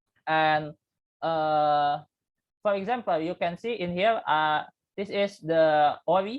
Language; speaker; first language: English; non-native, learner; Indonesian